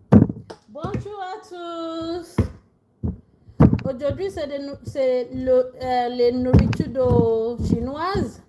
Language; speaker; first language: French; non-native, learner; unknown